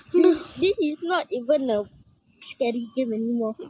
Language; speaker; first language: English; non-native, local second language; Malay